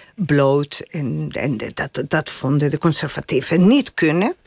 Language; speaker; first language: Dutch; non-native, fluent; Spanish